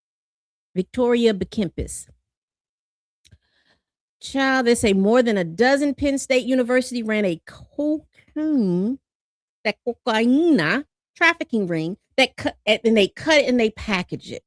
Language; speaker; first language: English; native; English